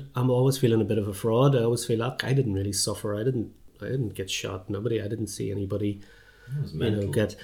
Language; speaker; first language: English; native; English